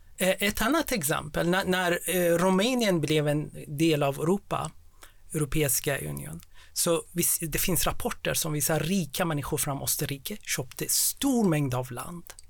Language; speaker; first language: Swedish; non-native, fluent; Persian